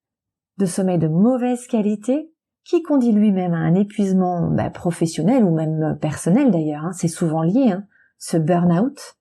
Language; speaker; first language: French; native; French